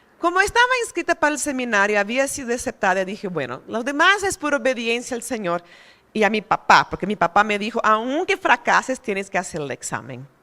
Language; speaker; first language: Spanish; non-native, fluent; Portuguese